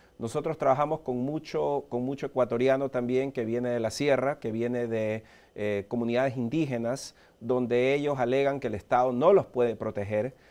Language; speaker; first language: Spanish; early bilingual, heritage; Spanish